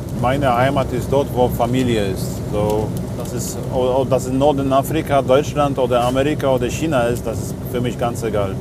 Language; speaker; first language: German; non-native, learner; Polish